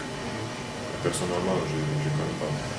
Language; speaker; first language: French; non-native, fluent; Croatian